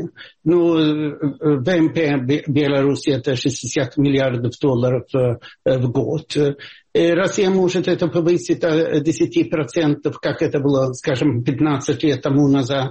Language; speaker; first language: Russian; non-native, fluent; Swedish